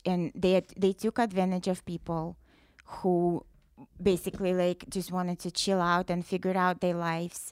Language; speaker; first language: English; non-native, fluent; Russian